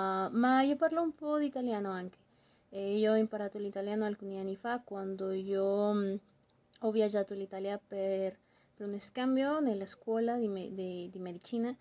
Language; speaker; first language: Italian; non-native, learner; Spanish